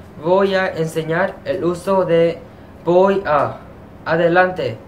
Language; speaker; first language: Spanish; non-native, fluent; Korean